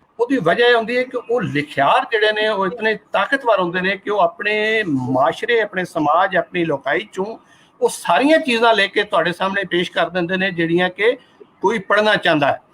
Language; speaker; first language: Punjabi; native; Punjabi